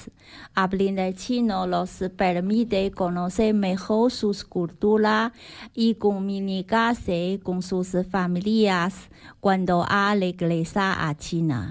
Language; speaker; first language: Spanish; non-native, learner; Chinese